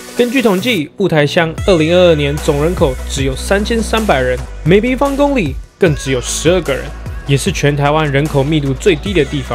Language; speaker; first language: Chinese; native; Chinese